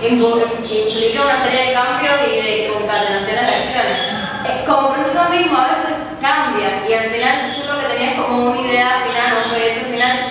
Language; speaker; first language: Spanish; native; Spanish